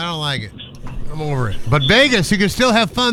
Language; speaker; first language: English; native; English